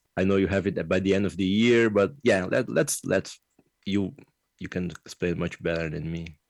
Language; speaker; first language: English; non-native, fluent; Portuguese